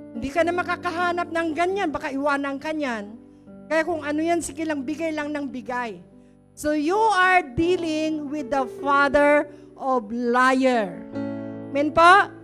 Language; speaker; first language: Filipino; native; Filipino